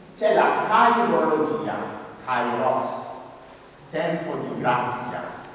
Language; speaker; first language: Italian; non-native, fluent; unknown